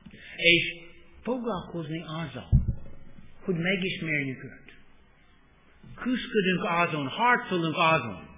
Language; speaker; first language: Hungarian; non-native, fluent; English